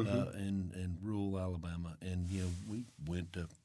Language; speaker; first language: English; native; English